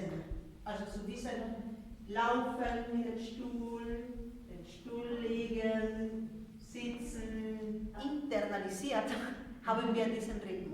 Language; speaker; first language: German; non-native, fluent; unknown